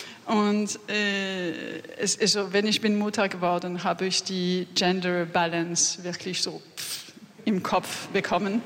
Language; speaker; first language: German; non-native, learner; French